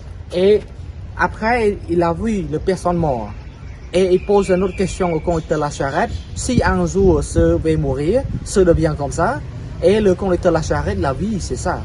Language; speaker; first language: French; non-native, fluent; Khmer